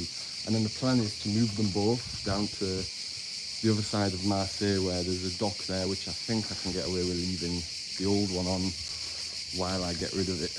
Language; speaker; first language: English; native; English